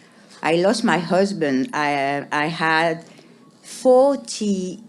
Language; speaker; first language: English; non-native, fluent; French